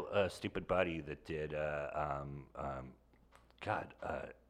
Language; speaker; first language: English; native; English